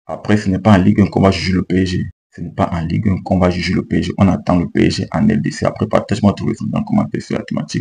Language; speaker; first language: French; native; French